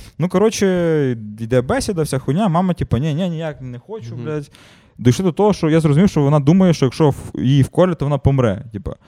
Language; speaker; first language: Ukrainian; native; Ukrainian